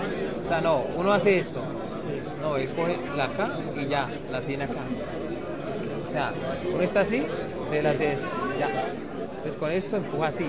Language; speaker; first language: Spanish; native; Spanish